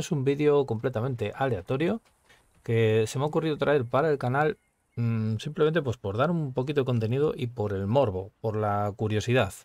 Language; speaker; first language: Spanish; native; Spanish